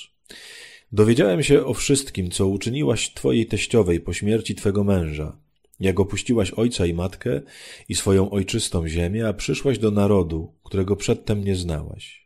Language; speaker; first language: Polish; native; Polish